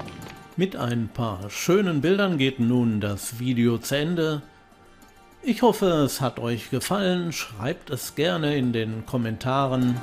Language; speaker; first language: German; native; German